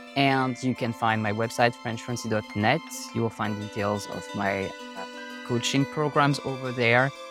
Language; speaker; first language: English; non-native, fluent; French